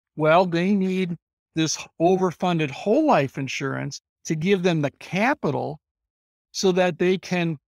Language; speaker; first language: English; native; English